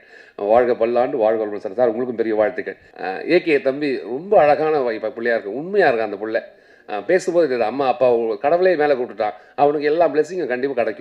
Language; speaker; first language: Tamil; native; Tamil